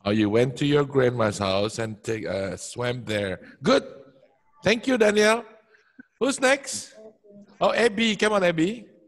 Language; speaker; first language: English; non-native, fluent; Indonesian